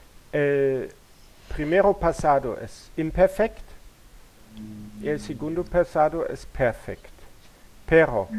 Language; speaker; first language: Spanish; non-native, learner; German